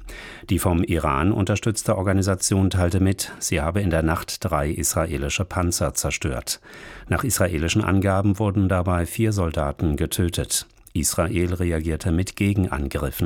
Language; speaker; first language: German; native; German